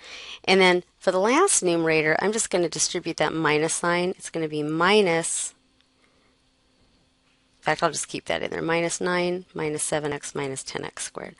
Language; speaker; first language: English; native; English